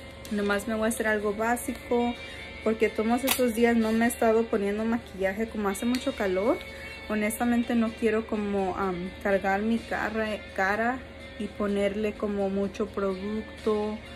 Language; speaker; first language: Spanish; early bilingual, heritage; Spanish